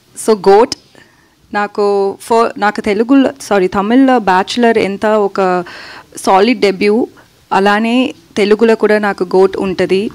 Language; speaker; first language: Telugu; non-native, learner; Tamil